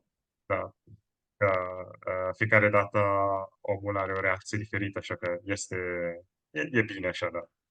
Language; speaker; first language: Romanian; non-native, fluent; Italian